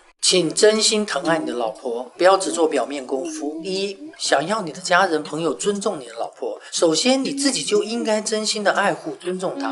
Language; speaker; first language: Chinese; native; Chinese